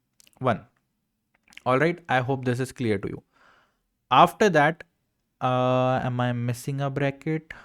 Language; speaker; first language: English; non-native, local second language; Hindi